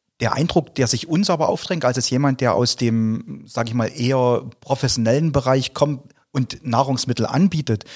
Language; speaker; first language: German; native; German